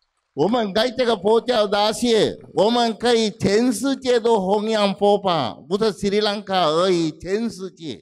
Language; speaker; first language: Chinese; non-native, fluent; Sinhala